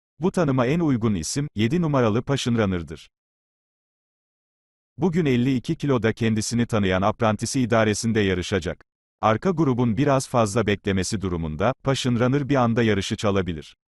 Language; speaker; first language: Turkish; native; Turkish